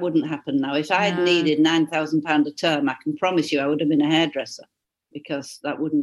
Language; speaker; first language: English; native; English